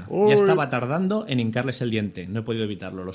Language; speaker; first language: Spanish; native; Spanish